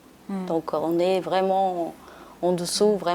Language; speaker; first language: French; non-native, fluent; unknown